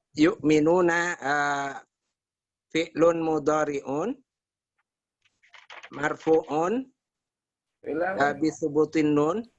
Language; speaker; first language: Arabic; non-native, learner; Indonesian